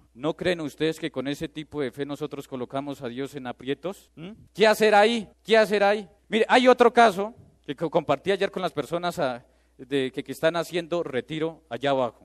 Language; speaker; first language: Spanish; native; Spanish